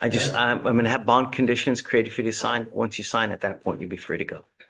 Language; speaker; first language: English; native; English